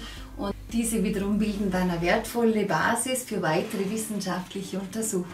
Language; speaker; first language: German; native; German